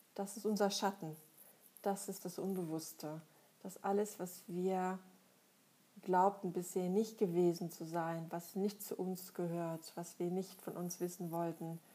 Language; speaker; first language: German; non-native, fluent; Russian